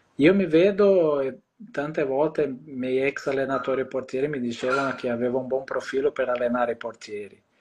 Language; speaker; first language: Italian; non-native, fluent; Portuguese